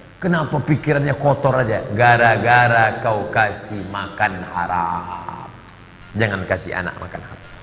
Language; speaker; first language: Indonesian; native; Indonesian